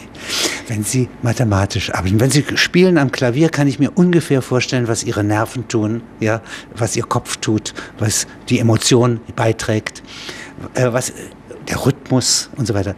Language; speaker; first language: German; native; German